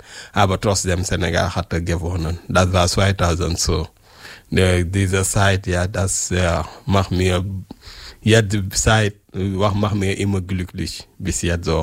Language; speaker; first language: German; non-native, learner; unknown